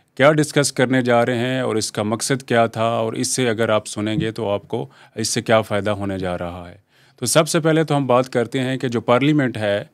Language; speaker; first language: Urdu; native; Urdu